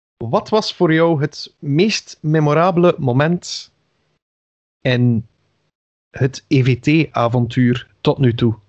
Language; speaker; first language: Dutch; native; Dutch